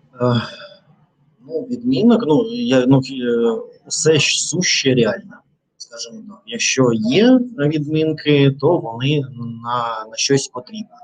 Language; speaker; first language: Ukrainian; non-native, learner; Russian